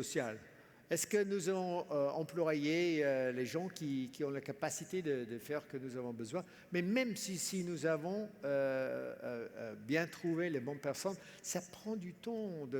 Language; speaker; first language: French; non-native, fluent; English